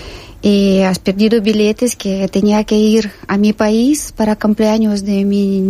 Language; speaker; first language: Spanish; non-native, learner; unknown